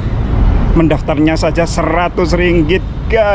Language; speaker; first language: Indonesian; native; Indonesian